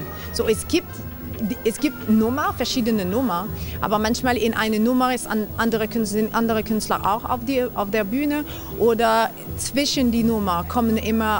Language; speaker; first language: German; non-native, learner; French